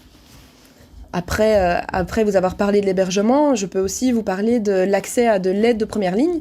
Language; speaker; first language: French; native; French